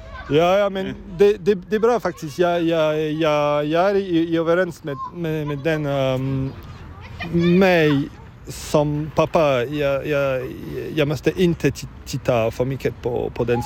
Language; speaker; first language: Swedish; non-native, learner; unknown